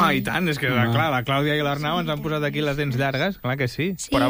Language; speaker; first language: Catalan; native; Catalan